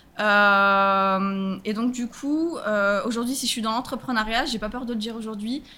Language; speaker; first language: French; native; French